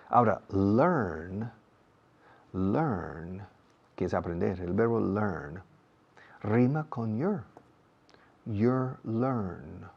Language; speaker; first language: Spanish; non-native, fluent; English